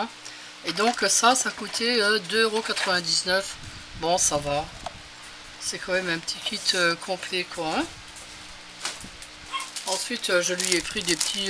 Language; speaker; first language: French; native; French